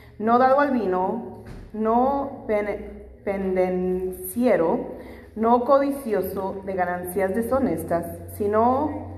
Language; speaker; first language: Spanish; native; Spanish